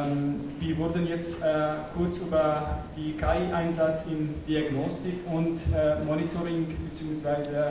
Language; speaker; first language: German; non-native, fluent; Arabic